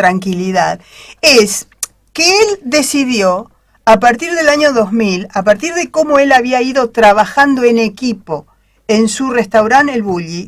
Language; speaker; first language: Spanish; native; Spanish